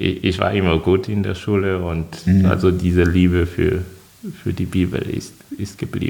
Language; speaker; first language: German; non-native, fluent; French